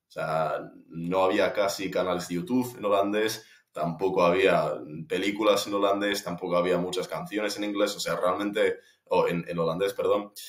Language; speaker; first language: Spanish; non-native, fluent; English